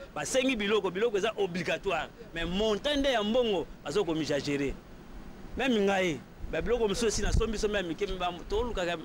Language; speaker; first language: Lingala; non-native, local second language; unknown